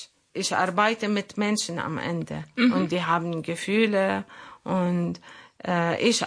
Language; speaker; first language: German; non-native, learner; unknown